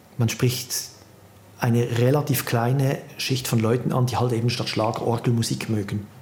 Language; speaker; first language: German; native; German